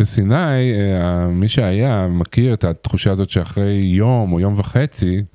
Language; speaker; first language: Hebrew; native; Hebrew